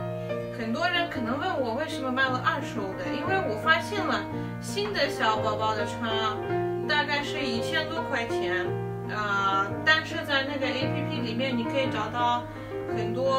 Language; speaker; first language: Chinese; non-native, fluent; Russian